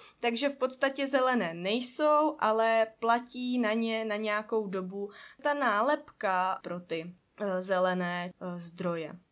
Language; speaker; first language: Czech; native; Czech